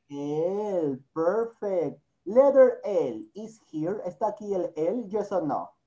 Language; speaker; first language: Spanish; native; Spanish